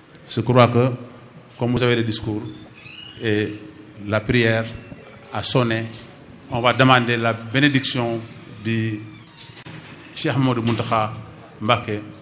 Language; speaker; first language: French; non-native, local second language; Wolof